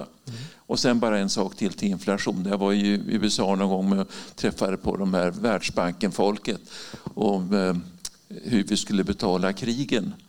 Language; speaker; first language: Swedish; native; Swedish